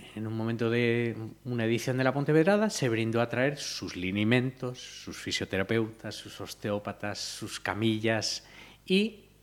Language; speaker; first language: Spanish; native; Spanish